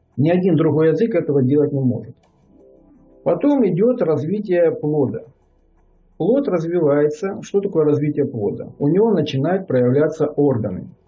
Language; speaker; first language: Russian; native; Russian